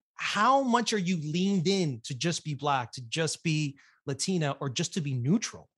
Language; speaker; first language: English; early bilingual, other home language; Spanish